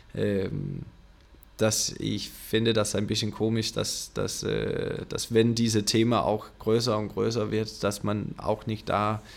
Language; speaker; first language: German; non-native, fluent; Danish